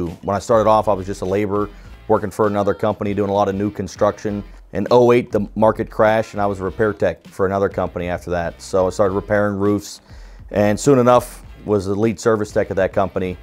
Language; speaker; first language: English; native; English